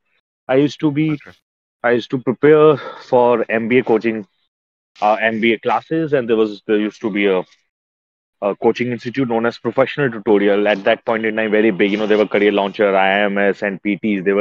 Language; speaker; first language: English; non-native, local second language; Hindi